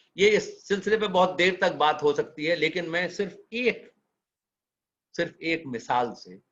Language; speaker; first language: Hindi; native; Hindi